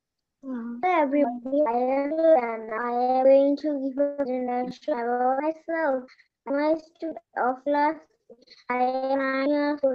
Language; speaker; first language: English; non-native, learner; Bangla